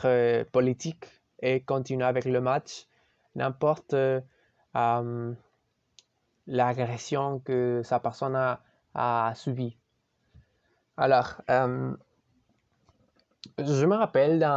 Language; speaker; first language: French; non-native, learner; Spanish